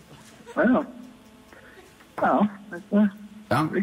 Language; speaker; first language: Norwegian; native; Norwegian